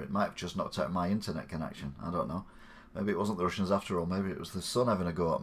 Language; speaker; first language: English; native; English